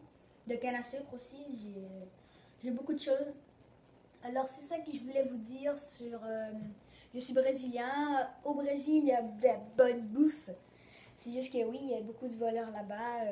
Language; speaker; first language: French; early bilingual, other home language; Portuguese